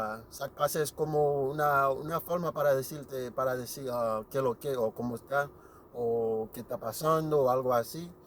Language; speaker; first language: Spanish; non-native, learner; Haitian Creole